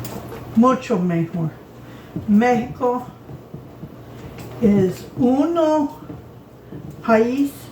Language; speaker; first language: Spanish; non-native, learner; English